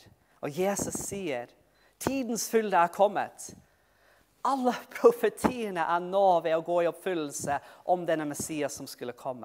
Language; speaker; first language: Norwegian; non-native, fluent; English